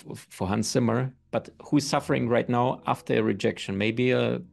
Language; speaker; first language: English; non-native, fluent; German